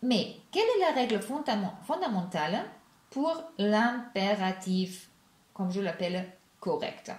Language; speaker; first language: French; non-native, fluent; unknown